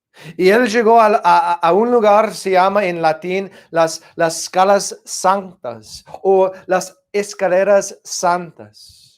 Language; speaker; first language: Spanish; non-native, fluent; English